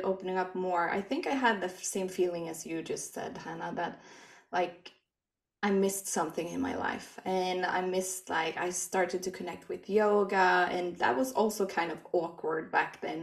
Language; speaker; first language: English; non-native, fluent; Swedish